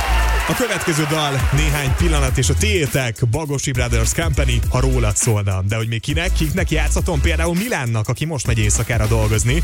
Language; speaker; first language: Hungarian; native; Hungarian